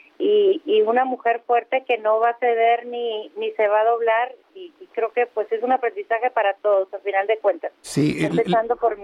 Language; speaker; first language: Spanish; native; Spanish